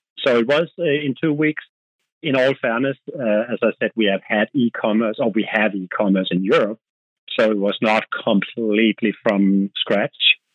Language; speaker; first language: English; non-native, fluent; Danish